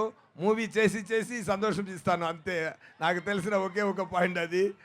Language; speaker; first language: Telugu; non-native, fluent; Tamil